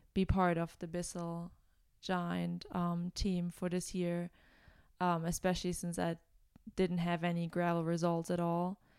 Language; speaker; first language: English; non-native, fluent; German